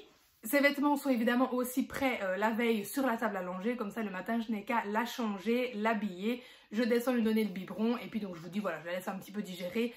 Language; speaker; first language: French; native; French